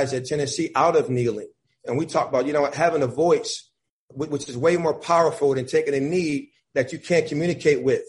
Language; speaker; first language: English; native; English